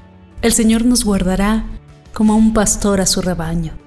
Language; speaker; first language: Spanish; native; Spanish